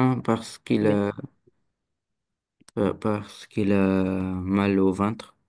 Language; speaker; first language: French; non-native, learner; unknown